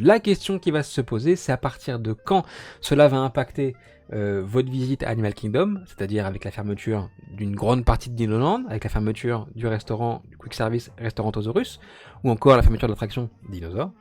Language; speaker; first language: French; native; French